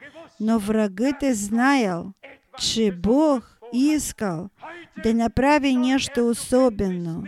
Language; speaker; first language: Bulgarian; non-native, fluent; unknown